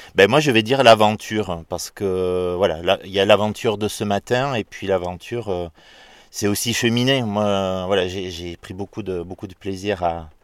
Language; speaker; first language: French; native; French